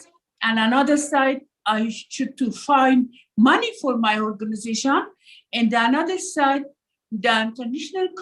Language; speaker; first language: English; non-native, learner; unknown